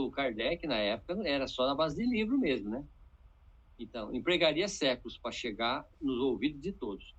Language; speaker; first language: Portuguese; native; Portuguese